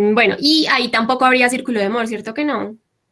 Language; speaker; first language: Spanish; native; Spanish